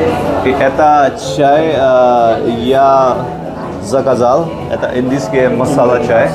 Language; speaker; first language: Russian; non-native, learner; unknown